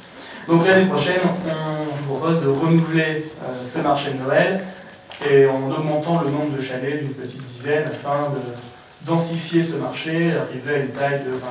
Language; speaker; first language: French; native; French